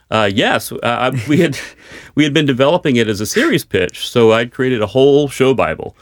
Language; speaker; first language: English; native; English